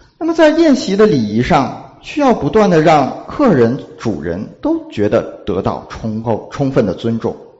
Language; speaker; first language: Chinese; native; Chinese